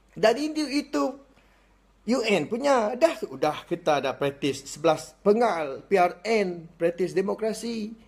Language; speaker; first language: Malay; non-native, local second language; Iban